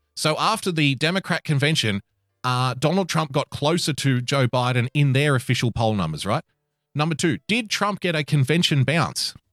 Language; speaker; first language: English; native; English